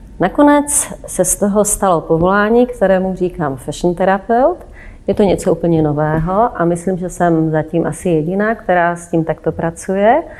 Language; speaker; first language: Czech; native; Czech